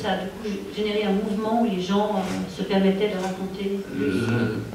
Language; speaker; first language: French; native; French